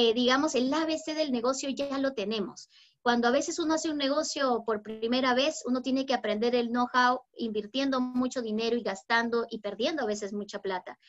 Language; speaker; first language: Spanish; native; Spanish